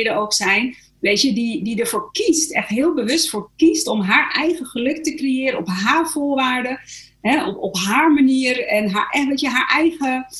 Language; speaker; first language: Dutch; early bilingual, other home language; Arabic